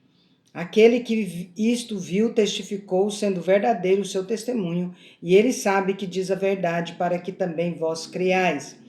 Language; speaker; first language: Portuguese; native; Portuguese